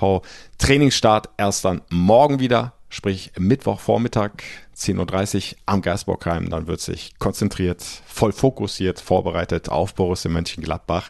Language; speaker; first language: German; native; German